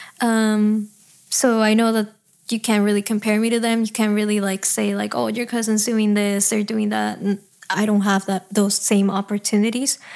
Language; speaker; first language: English; early bilingual, other home language; Spanish